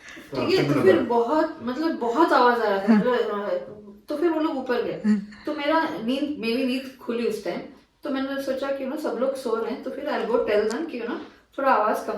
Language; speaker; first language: Hindi; non-native, local second language; Malayalam